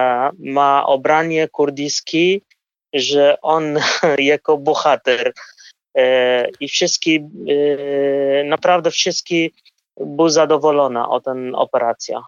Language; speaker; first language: Polish; non-native, fluent; Kurdish